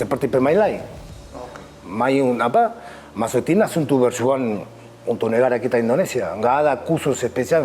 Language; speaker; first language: Indonesian; non-native, fluent; Spanish